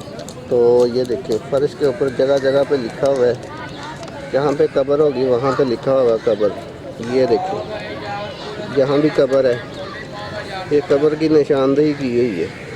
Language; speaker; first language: Hindi; non-native, local second language; Saraiki